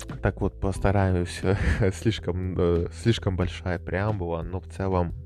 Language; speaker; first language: Russian; native; Russian